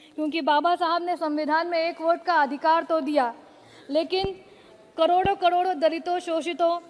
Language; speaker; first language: Hindi; native; Hindi